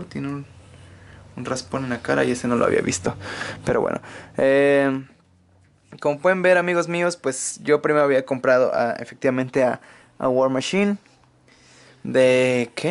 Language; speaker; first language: Spanish; native; Spanish